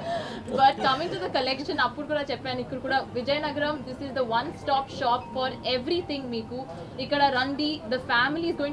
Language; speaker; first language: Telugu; non-native, fluent; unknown